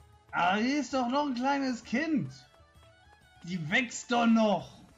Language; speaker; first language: German; native; German